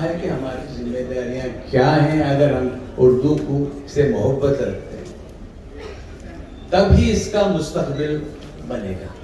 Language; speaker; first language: Urdu; native; Urdu